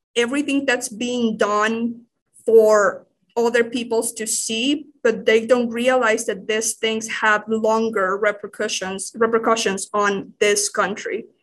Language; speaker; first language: English; non-native, fluent; Spanish